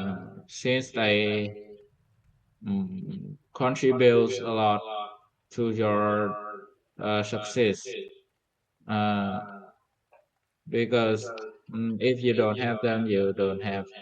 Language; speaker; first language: English; non-native, learner; Vietnamese